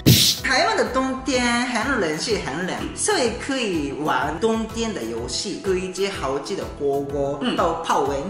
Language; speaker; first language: Chinese; non-native, fluent; Japanese